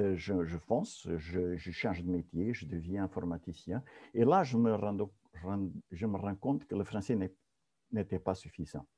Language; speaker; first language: French; non-native, fluent; Portuguese